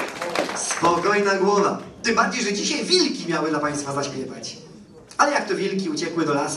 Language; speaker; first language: Polish; native; Polish